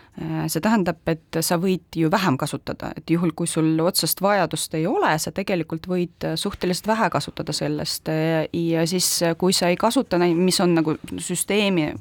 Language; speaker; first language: Estonian; non-native, local second language; Russian